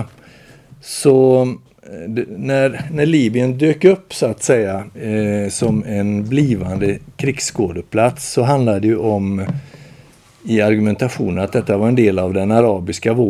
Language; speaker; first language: Swedish; native; Swedish